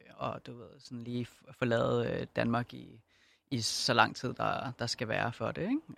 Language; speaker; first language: Danish; native; Danish